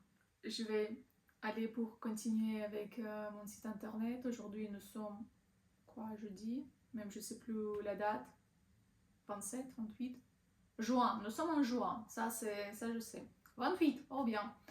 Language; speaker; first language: French; non-native, learner; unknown